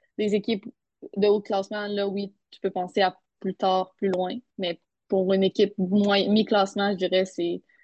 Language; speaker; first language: French; native; French